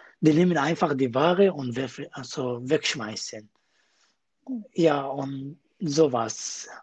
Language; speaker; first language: German; non-native, learner; Kurdish